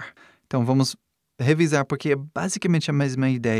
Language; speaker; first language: Portuguese; non-native, fluent; English